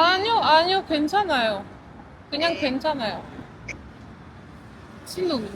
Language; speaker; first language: Korean; non-native, learner; French